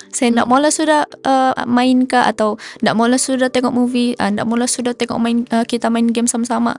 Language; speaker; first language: Malay; native; Malay